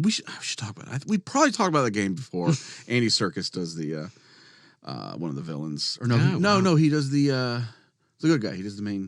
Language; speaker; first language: English; native; English